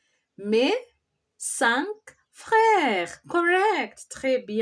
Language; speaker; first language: French; non-native, fluent; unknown